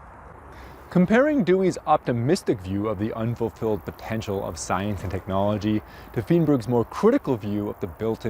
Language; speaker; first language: English; native; English